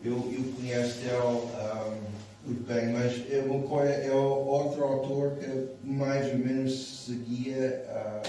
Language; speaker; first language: Portuguese; non-native, fluent; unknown